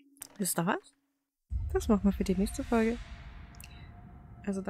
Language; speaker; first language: German; native; German